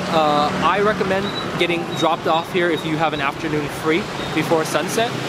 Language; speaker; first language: English; early bilingual, other home language; Vietnamese